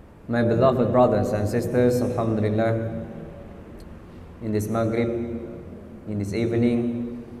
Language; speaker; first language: English; non-native, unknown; Indonesian